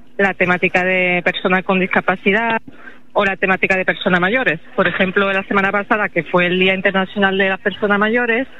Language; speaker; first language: Spanish; non-native, fluent; French